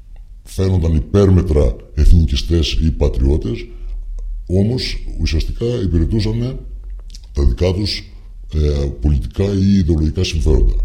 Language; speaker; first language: Greek; native; Greek